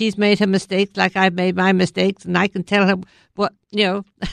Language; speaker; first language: English; native; English